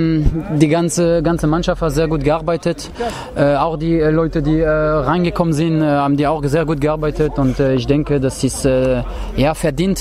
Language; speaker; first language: German; non-native, fluent; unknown